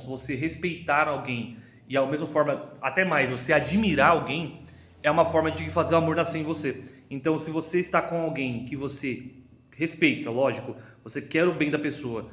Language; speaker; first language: Portuguese; native; Portuguese